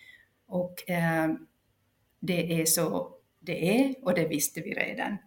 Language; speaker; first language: Swedish; non-native, local second language; Finnish